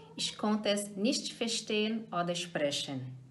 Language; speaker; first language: German; non-native, fluent; Portuguese